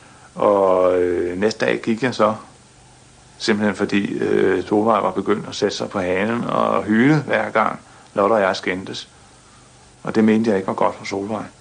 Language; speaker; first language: Danish; native; Danish